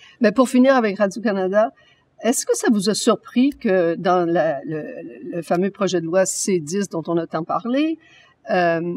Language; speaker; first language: French; native; French